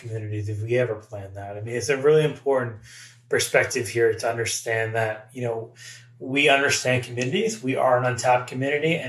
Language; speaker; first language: English; native; English